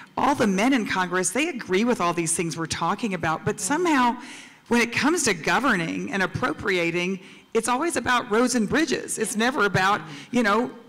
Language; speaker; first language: English; native; English